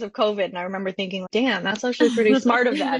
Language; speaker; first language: English; native; English